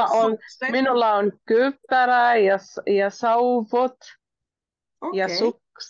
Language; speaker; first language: Finnish; non-native, learner; Spanish